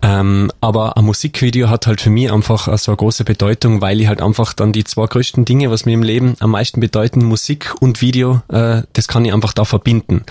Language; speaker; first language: German; native; German